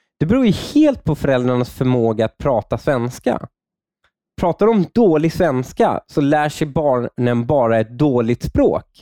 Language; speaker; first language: Swedish; native; Swedish